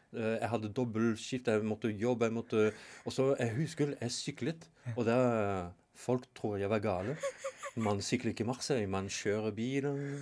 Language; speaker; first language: Norwegian; non-native, fluent; French